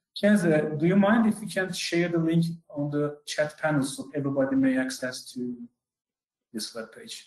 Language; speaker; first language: English; non-native, fluent; Turkish